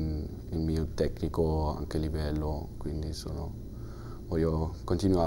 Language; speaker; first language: Italian; non-native, learner; German